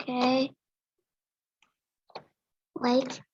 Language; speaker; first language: English; non-native, learner; Vietnamese